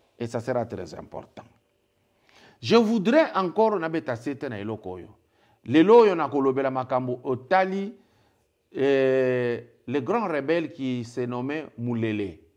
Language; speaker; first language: French; non-native, local second language; Lingala